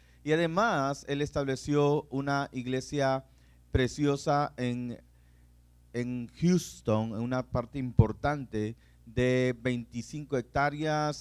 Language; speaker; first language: Spanish; native; Spanish